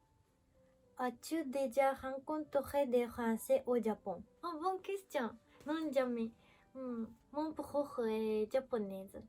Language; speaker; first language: French; non-native, learner; Japanese